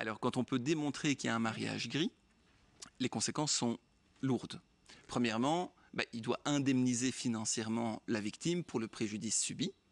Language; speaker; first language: French; native; French